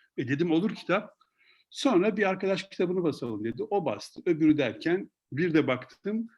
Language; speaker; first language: Turkish; native; Turkish